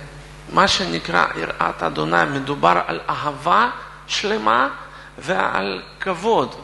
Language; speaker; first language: Hebrew; non-native, fluent; Russian